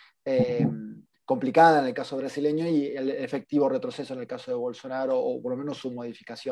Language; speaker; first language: Spanish; native; Spanish